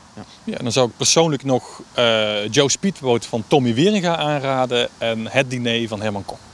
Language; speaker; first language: Dutch; native; Dutch